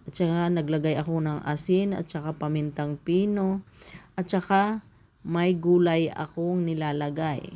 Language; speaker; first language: Filipino; native; Filipino